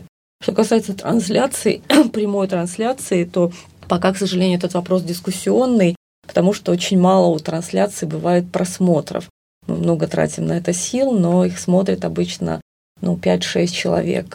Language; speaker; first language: Russian; native; Russian